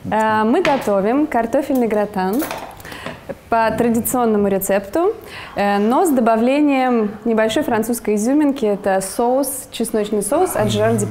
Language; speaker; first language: Russian; native; Russian